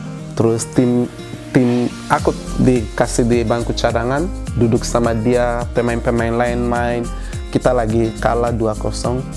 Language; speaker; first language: Indonesian; non-native, fluent; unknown